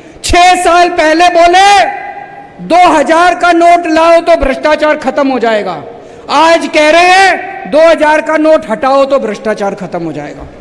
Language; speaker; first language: Hindi; native; Hindi